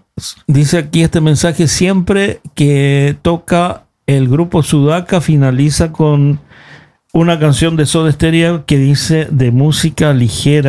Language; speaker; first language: Spanish; native; Spanish